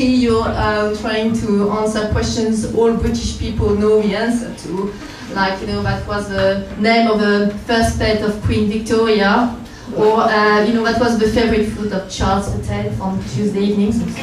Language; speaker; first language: English; non-native, fluent; French